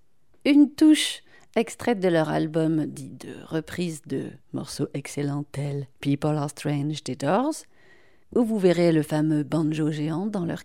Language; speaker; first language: French; native; French